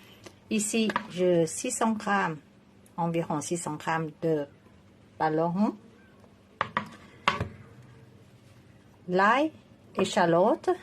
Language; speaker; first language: French; non-native, fluent; Vietnamese